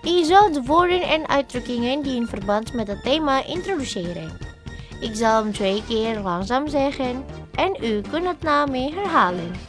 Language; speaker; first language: Dutch; non-native, fluent; Indonesian